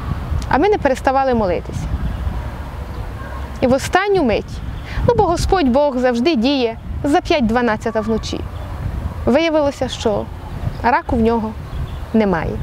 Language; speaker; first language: Ukrainian; native; Ukrainian